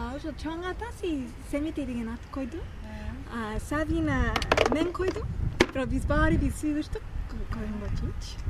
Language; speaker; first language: Kyrgyz; non-native, fluent; English